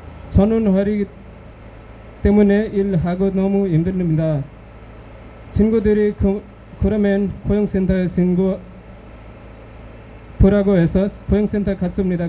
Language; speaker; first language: Korean; non-native, learner; Nepali